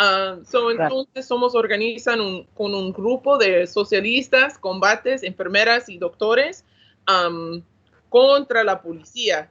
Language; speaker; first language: Spanish; non-native, learner; English